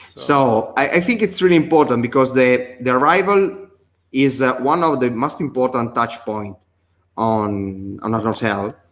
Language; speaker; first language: English; non-native, learner; Italian